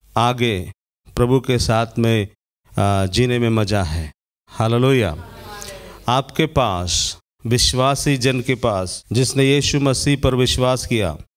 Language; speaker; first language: Hindi; non-native, local second language; Malayalam